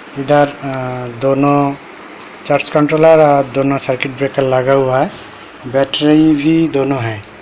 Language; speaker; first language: Hindi; non-native, local second language; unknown